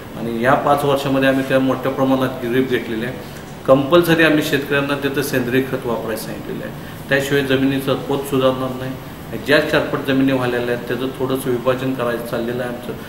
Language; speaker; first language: Marathi; native; Marathi